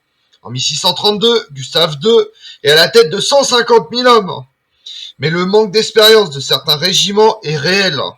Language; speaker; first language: French; native; French